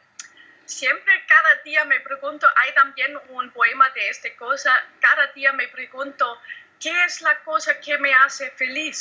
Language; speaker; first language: Spanish; non-native, learner; German